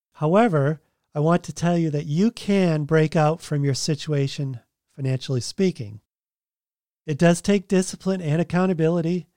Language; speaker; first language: English; native; English